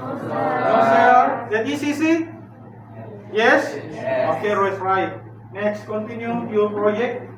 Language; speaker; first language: English; non-native, learner; Indonesian